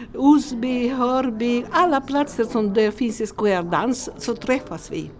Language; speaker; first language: Swedish; non-native, fluent; Spanish